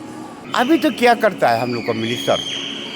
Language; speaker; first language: Hindi; non-native, local second language; Manipuri